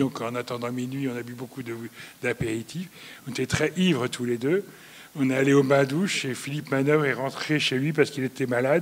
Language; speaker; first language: French; native; French